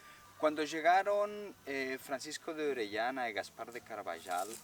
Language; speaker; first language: Portuguese; non-native, learner; Spanish